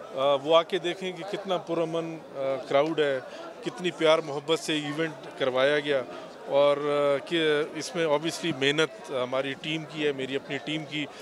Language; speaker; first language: Urdu; non-native, local second language; Baluchi